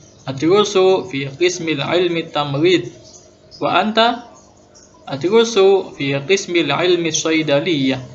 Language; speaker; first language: Arabic; non-native, fluent; Indonesian